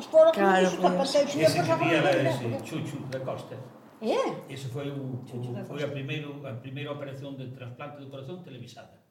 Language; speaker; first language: Galician; native; Galician